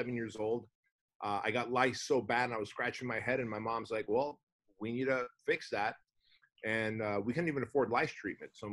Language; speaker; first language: English; native; English